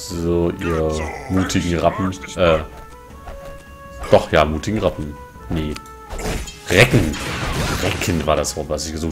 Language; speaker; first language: German; native; German